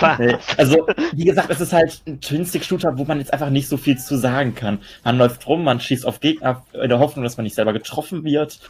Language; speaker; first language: German; native; German